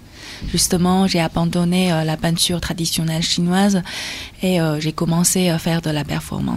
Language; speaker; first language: French; non-native, fluent; Chinese